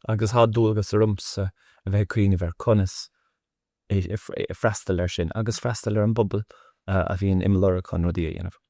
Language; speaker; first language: Irish; non-native, local second language; English